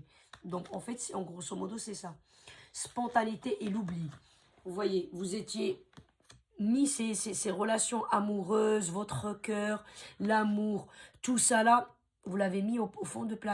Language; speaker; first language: French; native; French